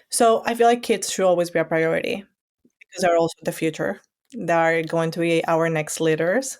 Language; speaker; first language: English; non-native, fluent; Spanish